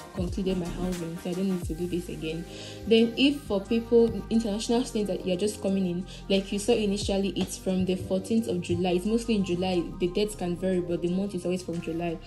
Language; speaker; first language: English; non-native, local second language; Ibibio